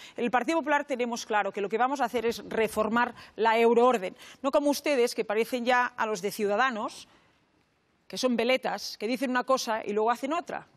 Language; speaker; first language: Spanish; native; Spanish